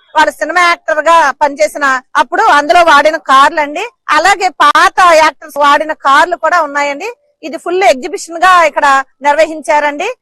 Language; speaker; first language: Telugu; native; Telugu